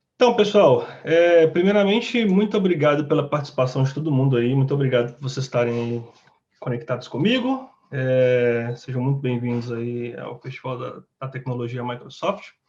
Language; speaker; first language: Portuguese; native; Portuguese